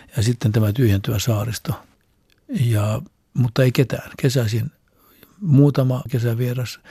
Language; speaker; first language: Finnish; non-native, local second language; Swedish